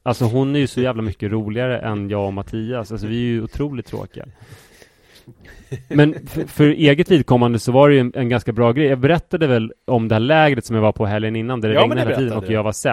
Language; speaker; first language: Swedish; native; Swedish